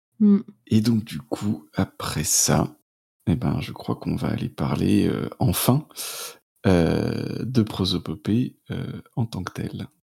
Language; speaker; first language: French; native; French